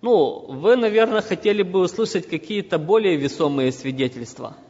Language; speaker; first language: Russian; non-native, local second language; Ukrainian